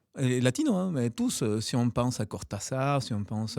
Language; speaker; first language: French; non-native, fluent; Spanish